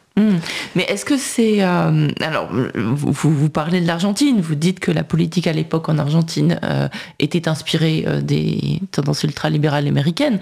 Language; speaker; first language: French; native; French